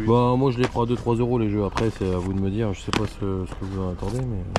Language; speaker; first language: French; native; French